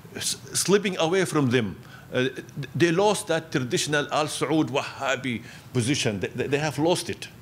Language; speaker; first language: English; non-native, fluent; Arabic